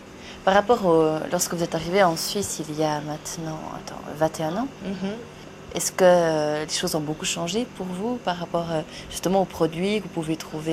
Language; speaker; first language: French; native; French